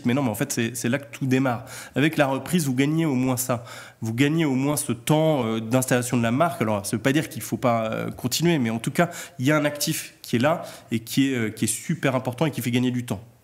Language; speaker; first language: French; native; French